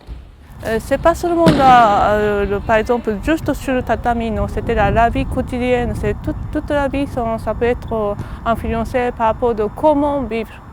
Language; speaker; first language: French; non-native, learner; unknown